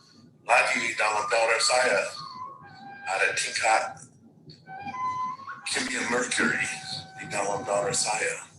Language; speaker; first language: Indonesian; non-native, fluent; English